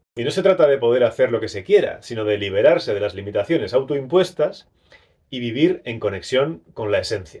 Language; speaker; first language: Spanish; native; Spanish